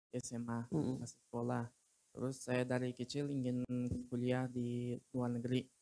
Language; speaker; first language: Indonesian; non-native, fluent; Uzbek